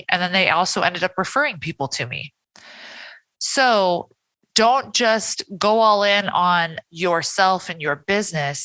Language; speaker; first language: English; native; English